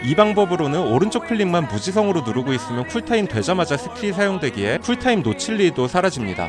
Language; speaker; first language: Korean; native; Korean